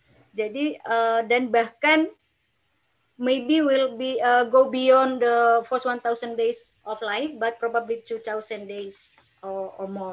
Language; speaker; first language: English; non-native, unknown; Indonesian